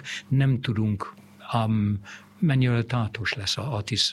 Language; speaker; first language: Hungarian; non-native, fluent; English